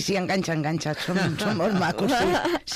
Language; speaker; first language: Catalan; non-native, local second language; Spanish